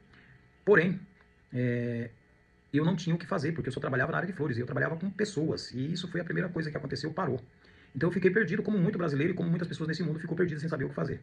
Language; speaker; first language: Portuguese; native; Portuguese